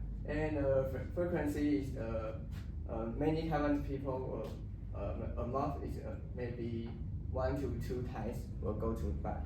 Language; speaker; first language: English; non-native, learner; Chinese